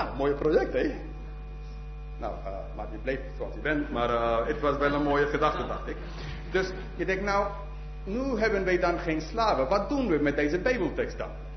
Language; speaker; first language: Dutch; non-native, fluent; English